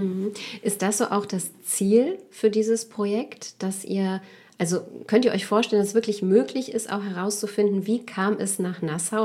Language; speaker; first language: German; native; German